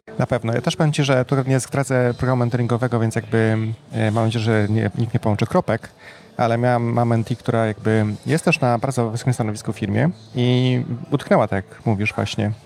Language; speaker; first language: Polish; native; Polish